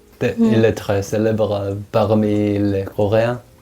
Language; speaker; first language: French; non-native, learner; Korean